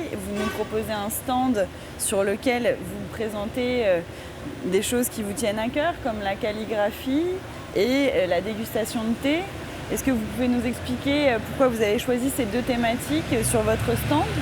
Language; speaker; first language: French; native; French